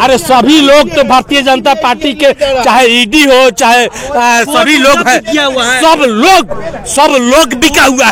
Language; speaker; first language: Hindi; native; Hindi